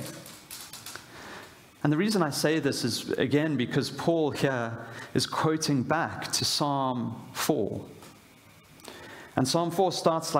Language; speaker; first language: English; native; English